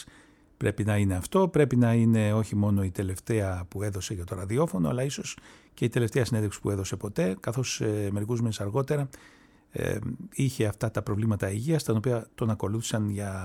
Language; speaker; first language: Greek; native; Greek